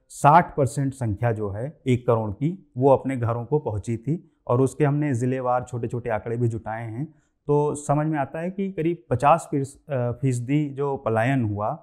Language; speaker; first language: Hindi; native; Hindi